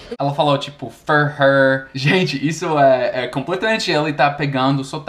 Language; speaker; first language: Portuguese; non-native, fluent; English